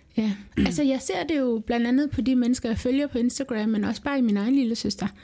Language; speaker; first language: Danish; early bilingual, other home language; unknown